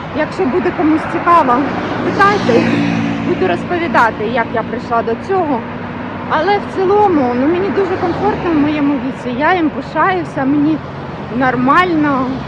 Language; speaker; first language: Ukrainian; non-native, local second language; Russian